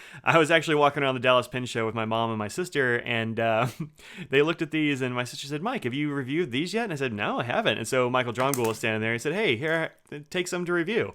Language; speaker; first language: English; native; English